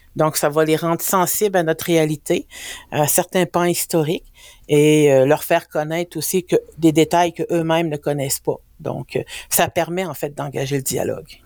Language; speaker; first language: French; native; French